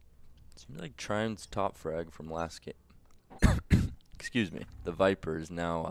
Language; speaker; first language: English; native; English